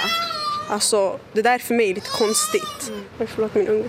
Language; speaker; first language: Swedish; early bilingual, other home language; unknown